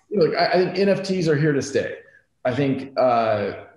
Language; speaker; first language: English; native; English